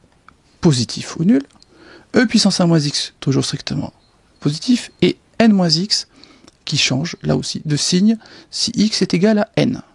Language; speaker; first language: French; native; French